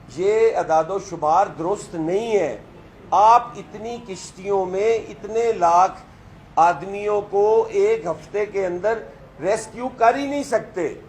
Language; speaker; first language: Urdu; non-native, local second language; Punjabi